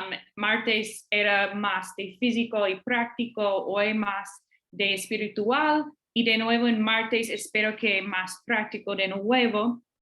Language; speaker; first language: Spanish; non-native, fluent; English